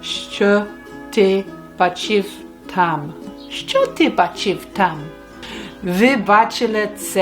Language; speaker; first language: Ukrainian; non-native, learner; English